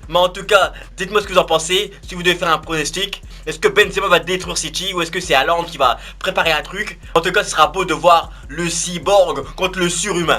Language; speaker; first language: French; native; French